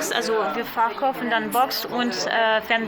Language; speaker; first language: German; non-native, learner; French